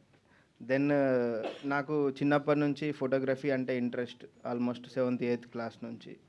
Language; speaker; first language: Telugu; native; Telugu